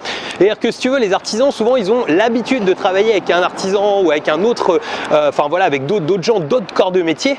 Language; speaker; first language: French; native; French